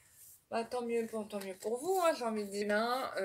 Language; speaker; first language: French; native; French